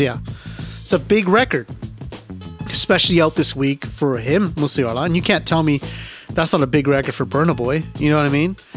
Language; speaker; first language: English; early bilingual, other home language; Punjabi